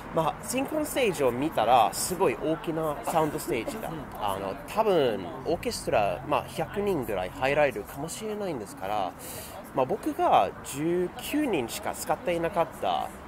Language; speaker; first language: Japanese; non-native, fluent; English